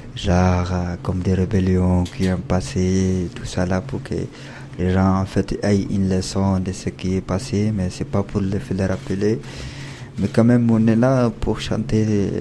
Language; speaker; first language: French; non-native, local second language; Tamasheq